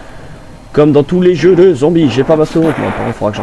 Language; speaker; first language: French; native; French